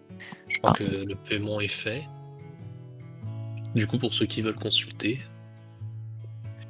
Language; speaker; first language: French; native; French